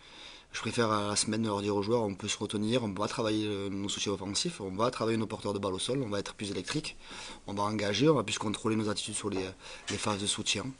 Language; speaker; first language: French; native; French